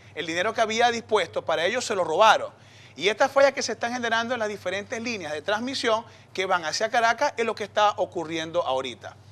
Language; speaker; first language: Spanish; native; Spanish